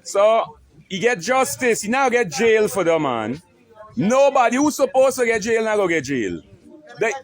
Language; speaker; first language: English; native; English